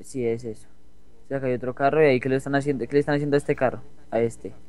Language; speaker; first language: Spanish; native; Spanish